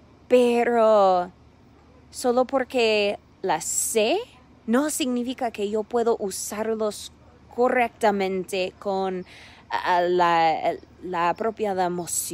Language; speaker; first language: Spanish; non-native, fluent; English